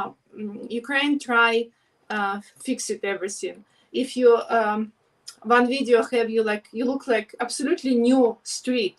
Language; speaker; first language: English; non-native, learner; Ukrainian